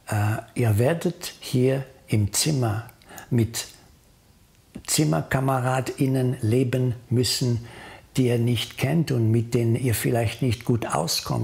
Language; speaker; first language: German; non-native, fluent; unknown